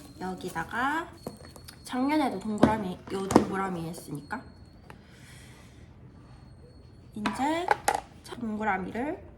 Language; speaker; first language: Korean; native; Korean